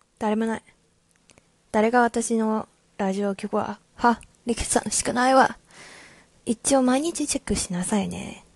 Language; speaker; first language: Japanese; non-native, learner; Chinese